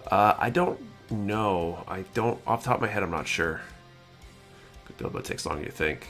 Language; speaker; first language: English; native; English